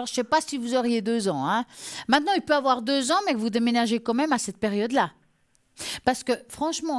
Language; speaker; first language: French; native; French